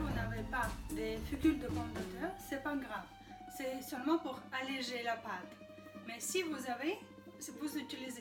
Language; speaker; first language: French; non-native, fluent; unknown